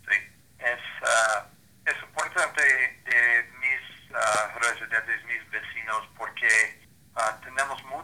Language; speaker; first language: Spanish; non-native, learner; English